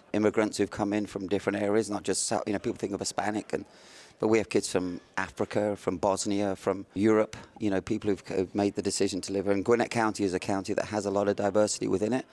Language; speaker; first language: English; native; English